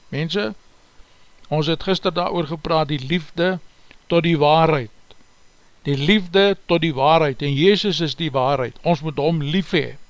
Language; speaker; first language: Afrikaans; native; Afrikaans